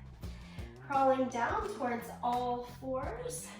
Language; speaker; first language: English; native; English